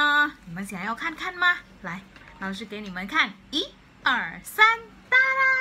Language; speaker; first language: Chinese; non-native, fluent; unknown